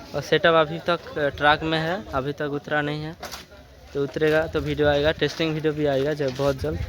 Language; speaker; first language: Hindi; non-native, local second language; Bangla